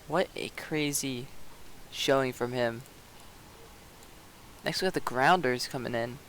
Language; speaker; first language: English; native; English